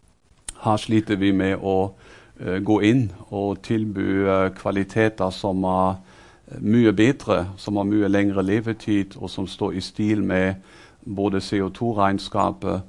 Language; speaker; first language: Norwegian; non-native, fluent; German